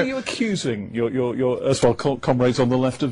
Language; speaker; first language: English; native; English